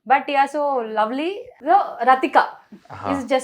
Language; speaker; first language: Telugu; native; Telugu